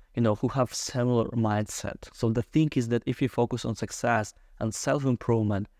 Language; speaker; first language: English; non-native, fluent; Russian